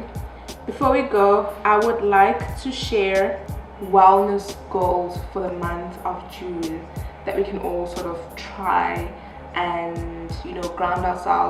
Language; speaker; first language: English; non-native, local second language; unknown